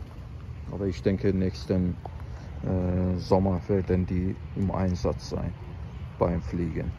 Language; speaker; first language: German; non-native, fluent; Azerbaijani